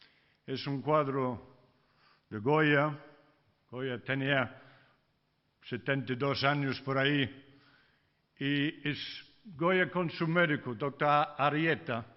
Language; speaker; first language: Spanish; non-native, fluent; English